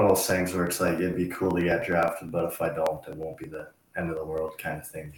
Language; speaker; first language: English; native; English